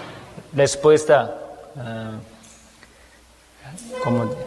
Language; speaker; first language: Spanish; non-native, fluent; Korean